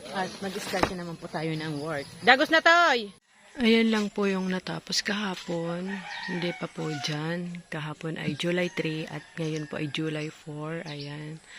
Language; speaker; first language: Filipino; non-native, local second language; Bikol